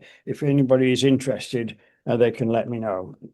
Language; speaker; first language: English; native; English